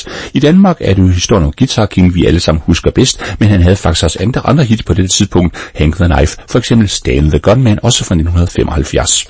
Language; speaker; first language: Danish; native; Danish